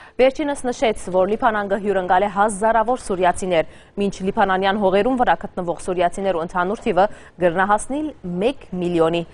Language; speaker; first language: Armenian; early bilingual, heritage; Armenian